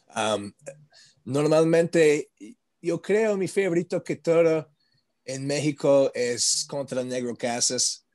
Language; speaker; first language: Spanish; non-native, learner; English